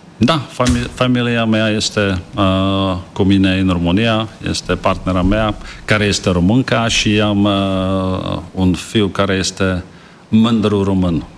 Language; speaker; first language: Romanian; non-native, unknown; Czech